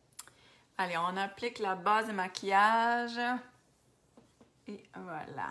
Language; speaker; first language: French; native; French